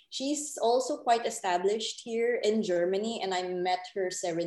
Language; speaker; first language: English; non-native, local second language; Filipino